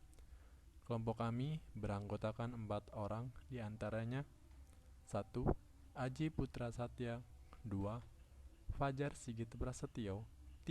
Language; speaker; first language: Indonesian; native; Indonesian